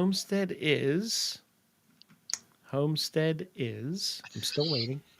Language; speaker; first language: English; native; English